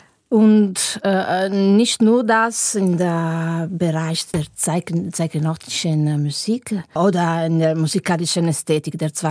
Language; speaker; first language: German; non-native, fluent; Italian